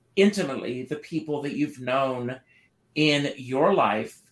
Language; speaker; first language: English; native; English